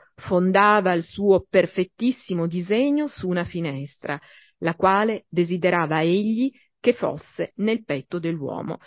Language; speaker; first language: Italian; native; Italian